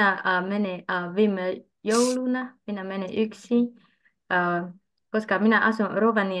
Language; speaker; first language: Finnish; non-native, learner; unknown